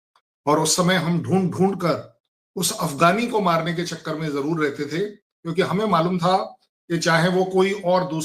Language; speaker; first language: Hindi; native; Hindi